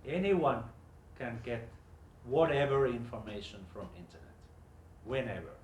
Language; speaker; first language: English; non-native, fluent; Finnish